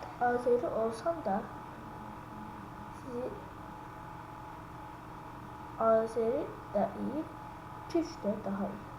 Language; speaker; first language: Turkish; non-native, learner; Azerbaijani